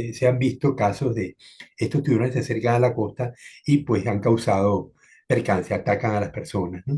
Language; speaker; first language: Spanish; native; Spanish